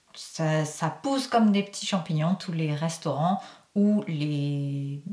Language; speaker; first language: French; native; French